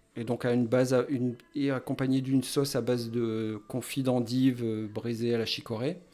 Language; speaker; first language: French; native; French